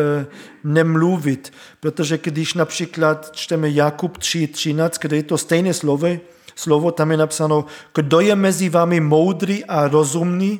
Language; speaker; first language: Czech; non-native, fluent; German